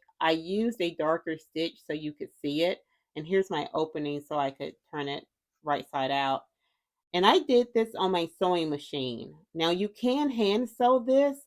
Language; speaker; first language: English; native; English